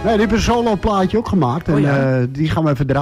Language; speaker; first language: Dutch; native; Dutch